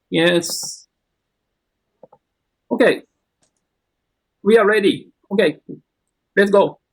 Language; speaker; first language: English; non-native, learner; Japanese